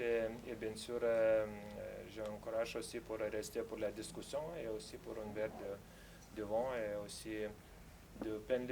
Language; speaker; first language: French; non-native, fluent; Lithuanian